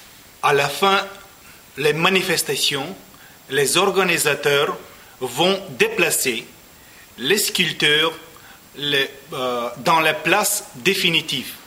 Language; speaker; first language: French; non-native, learner; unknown